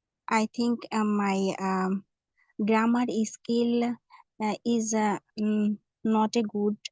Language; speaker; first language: English; non-native, learner; Bangla